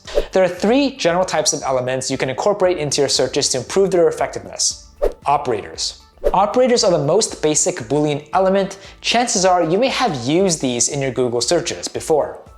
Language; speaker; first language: English; native; English